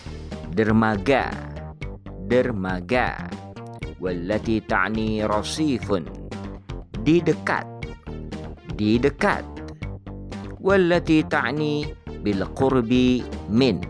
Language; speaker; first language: Arabic; non-native, fluent; Indonesian